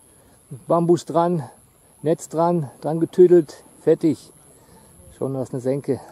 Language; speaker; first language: German; native; German